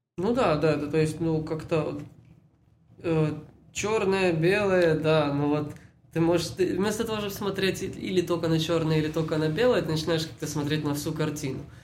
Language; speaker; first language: Russian; early bilingual, heritage; Russian